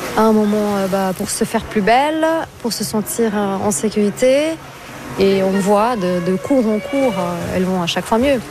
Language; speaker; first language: French; non-native, fluent; Portuguese